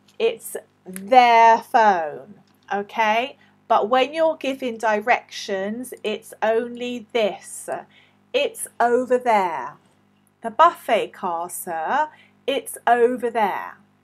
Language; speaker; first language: English; native; English